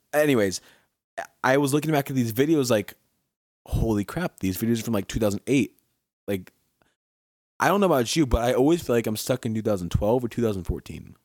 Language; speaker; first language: English; native; English